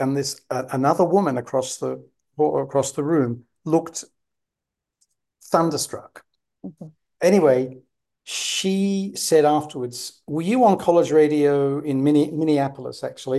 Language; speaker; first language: English; native; English